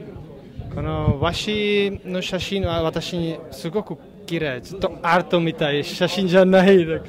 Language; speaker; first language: Japanese; non-native, learner; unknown